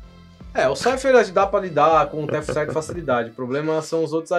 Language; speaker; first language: Portuguese; native; Portuguese